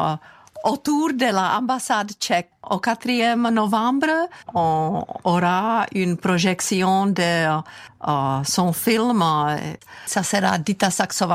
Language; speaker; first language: French; non-native, fluent; Czech